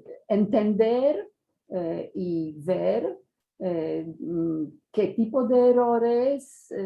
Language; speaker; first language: Spanish; non-native, fluent; Polish